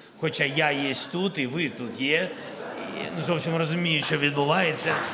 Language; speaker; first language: Ukrainian; non-native, local second language; Russian